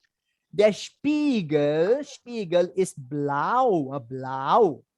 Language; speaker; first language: German; non-native, learner; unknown